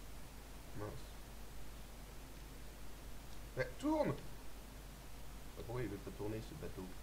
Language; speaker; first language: French; native; French